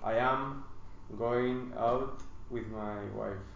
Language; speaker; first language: English; non-native, learner; Spanish